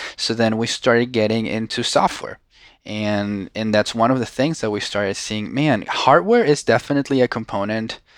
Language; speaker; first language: English; non-native, fluent; Spanish